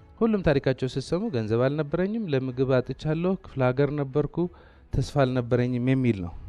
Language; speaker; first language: Amharic; non-native, local second language; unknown